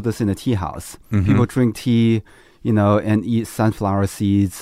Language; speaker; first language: English; non-native, fluent; Chinese